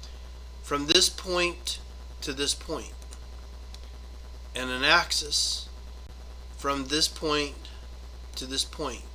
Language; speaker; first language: English; native; English